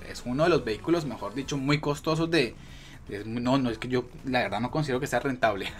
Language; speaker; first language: Spanish; native; Spanish